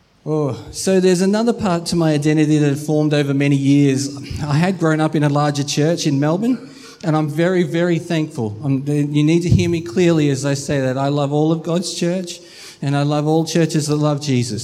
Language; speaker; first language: English; native; English